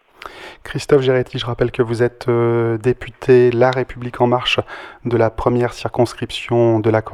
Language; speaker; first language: French; native; French